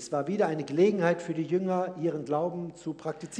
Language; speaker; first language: German; native; German